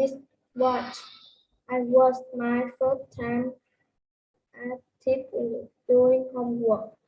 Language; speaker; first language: English; non-native, learner; Vietnamese